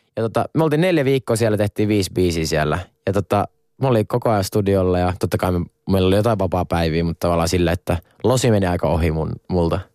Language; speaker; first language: Finnish; non-native, local second language; Swedish